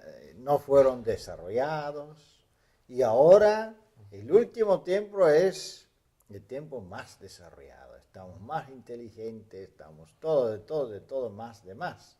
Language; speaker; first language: Spanish; non-native, fluent; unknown